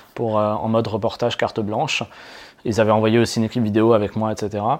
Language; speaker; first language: French; native; French